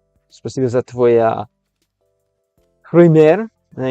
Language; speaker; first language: Russian; non-native, learner; English